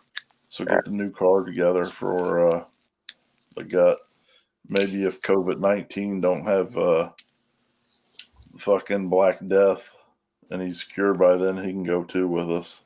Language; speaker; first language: English; native; English